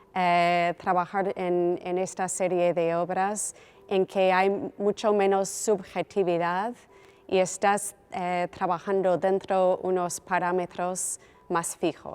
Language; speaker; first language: Spanish; non-native, fluent; English